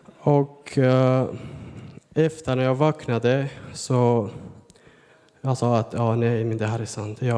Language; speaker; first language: Swedish; non-native, learner; Persian